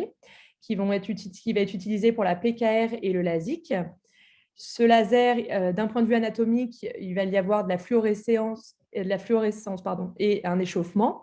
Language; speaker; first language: French; native; French